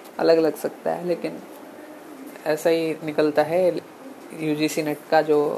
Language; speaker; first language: Hindi; non-native, local second language; Telugu